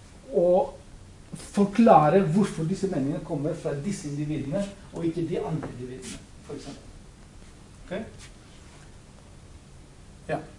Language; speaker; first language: Norwegian; non-native, fluent; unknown